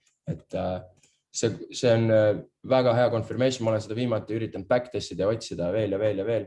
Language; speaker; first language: Estonian; native; Estonian